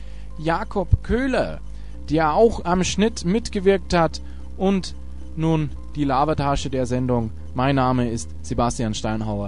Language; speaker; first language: German; native; German